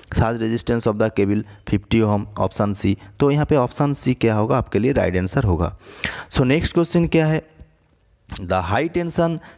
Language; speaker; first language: Hindi; native; Hindi